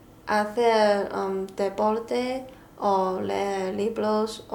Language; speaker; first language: Spanish; non-native, learner; Chinese